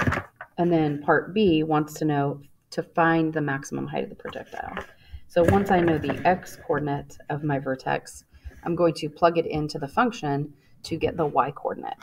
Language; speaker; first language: English; native; English